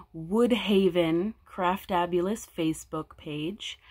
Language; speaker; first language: English; native; English